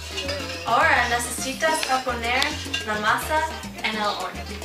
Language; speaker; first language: Spanish; non-native, learner; English